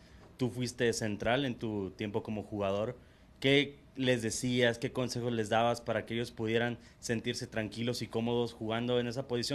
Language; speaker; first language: Spanish; native; Spanish